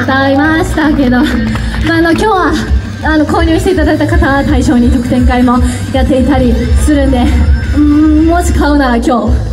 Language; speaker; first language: Japanese; native; Japanese